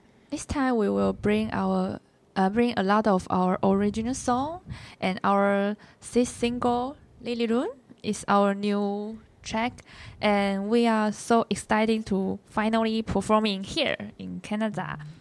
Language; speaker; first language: English; non-native, learner; Chinese